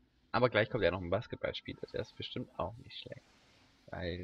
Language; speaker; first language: German; native; German